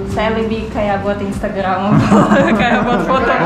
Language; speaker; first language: Indonesian; non-native, fluent; Russian